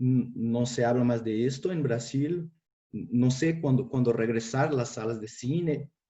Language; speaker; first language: Spanish; non-native, fluent; Portuguese